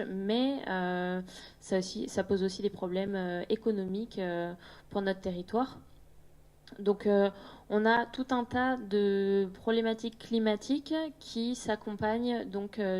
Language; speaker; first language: French; native; French